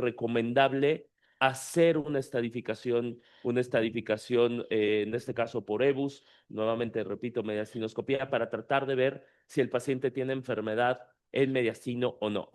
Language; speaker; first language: Spanish; native; Spanish